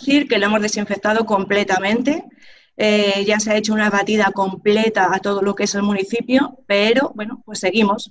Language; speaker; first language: Spanish; native; Spanish